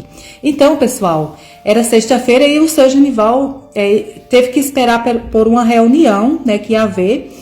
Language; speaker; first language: Portuguese; native; Portuguese